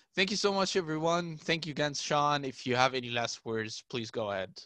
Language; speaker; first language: English; non-native, fluent; Arabic